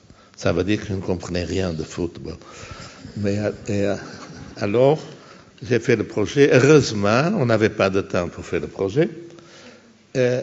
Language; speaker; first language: French; non-native, fluent; Portuguese